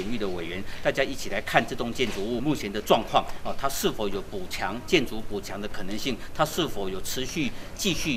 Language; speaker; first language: Chinese; native; Chinese